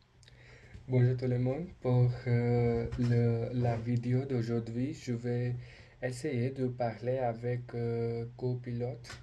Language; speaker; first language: French; non-native, learner; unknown